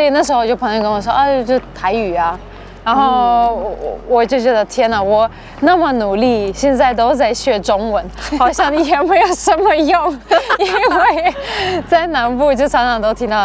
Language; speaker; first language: Chinese; non-native, fluent; Russian